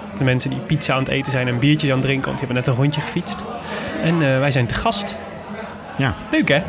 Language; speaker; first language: Dutch; native; Dutch